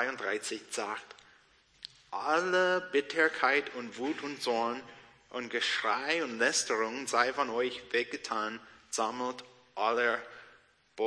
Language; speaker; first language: German; non-native, learner; English